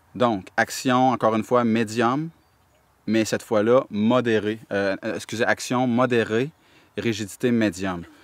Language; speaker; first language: French; native; French